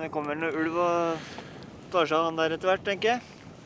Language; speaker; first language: Norwegian; native; Norwegian